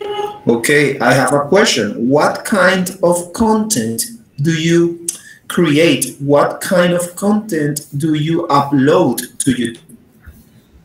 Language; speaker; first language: English; non-native, fluent; Spanish